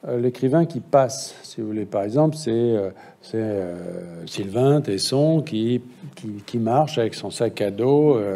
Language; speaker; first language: French; native; French